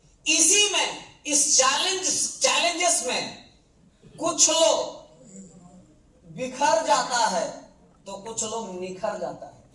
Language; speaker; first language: Hindi; native; Hindi